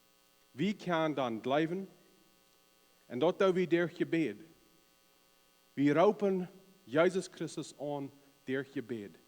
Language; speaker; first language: German; non-native, learner; Plautdietsch